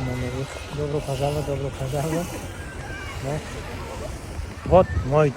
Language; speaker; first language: Russian; non-native, learner; Tajik